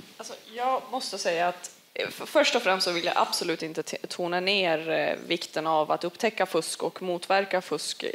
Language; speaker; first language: Swedish; early bilingual, other home language; Persian